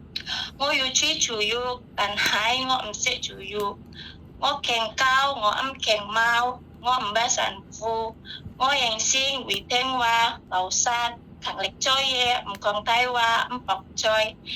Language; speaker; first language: Cantonese; non-native, learner; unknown